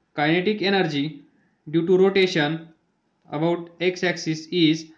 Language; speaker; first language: English; non-native, local second language; Marathi